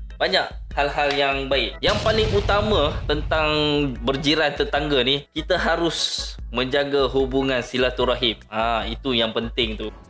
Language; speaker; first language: Malay; native; Malay